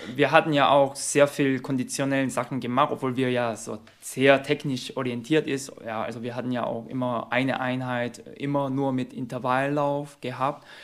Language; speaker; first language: German; non-native, fluent; Korean